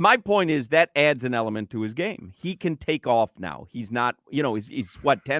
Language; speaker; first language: English; native; English